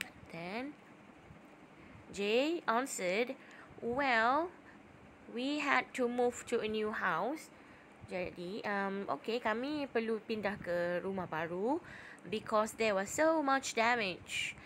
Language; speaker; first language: English; non-native, local second language; Malay